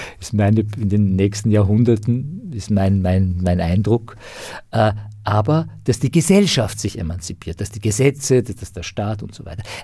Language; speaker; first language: German; non-native, fluent; Persian